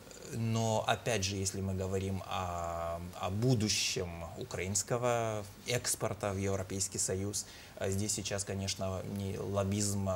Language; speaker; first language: Russian; non-native, fluent; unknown